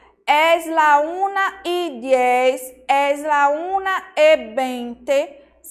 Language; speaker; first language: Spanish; non-native, fluent; Portuguese